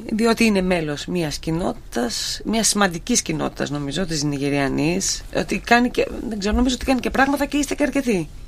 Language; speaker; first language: Greek; native; Greek